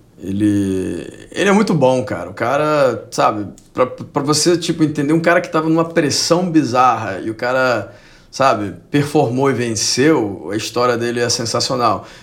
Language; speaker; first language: Portuguese; non-native, fluent; Spanish